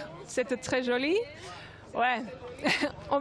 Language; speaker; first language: French; non-native, local second language; German